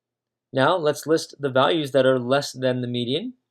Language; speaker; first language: English; native; English